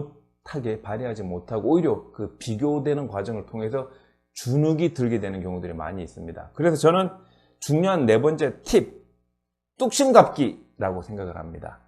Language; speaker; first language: Korean; native; Korean